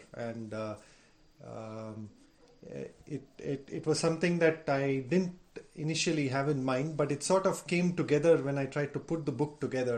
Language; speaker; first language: English; non-native, local second language; Tamil